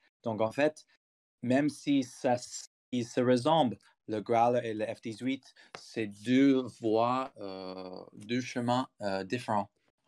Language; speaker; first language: French; non-native, fluent; English